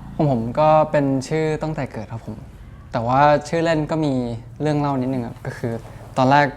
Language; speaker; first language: Thai; native; Thai